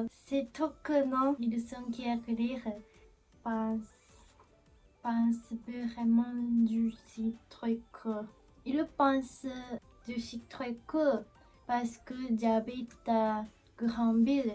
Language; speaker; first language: French; non-native, learner; Japanese